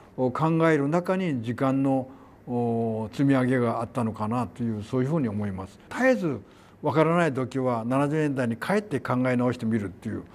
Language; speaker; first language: Japanese; non-native, fluent; Korean